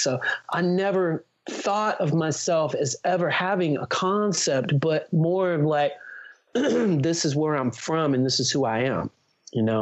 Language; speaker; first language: English; native; English